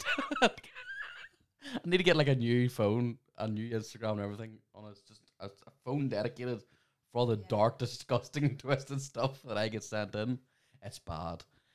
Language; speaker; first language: English; native; English